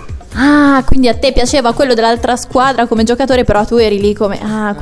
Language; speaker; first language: Italian; native; Italian